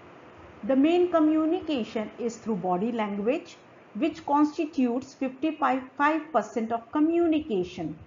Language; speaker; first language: English; non-native, local second language; Hindi